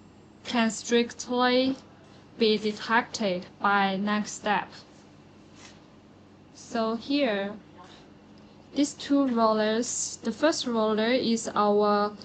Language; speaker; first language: English; non-native, learner; Chinese